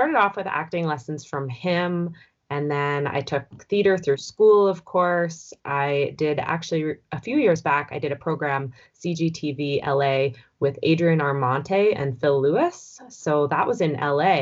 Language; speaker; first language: English; native; English